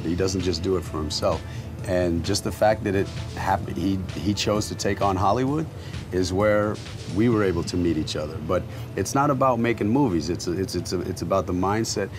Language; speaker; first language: English; native; English